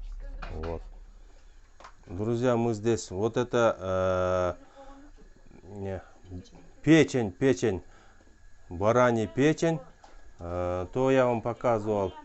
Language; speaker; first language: Russian; non-native, local second language; Kyrgyz